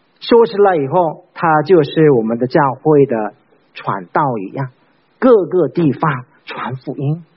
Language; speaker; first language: Chinese; non-native, fluent; Korean